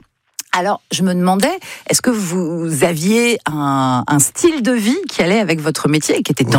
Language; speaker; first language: French; native; French